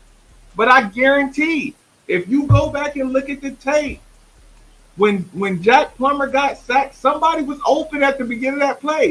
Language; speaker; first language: English; native; English